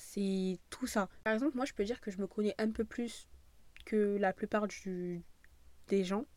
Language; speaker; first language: French; native; French